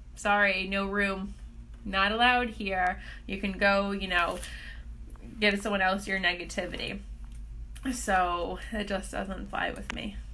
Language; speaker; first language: English; native; English